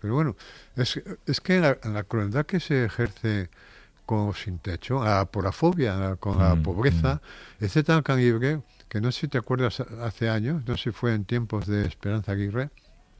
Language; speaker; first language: Spanish; native; Spanish